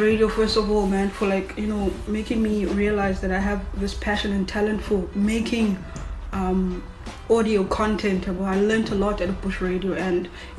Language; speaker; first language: English; non-native, local second language; Xhosa